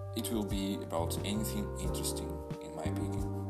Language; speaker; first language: English; non-native, fluent; Russian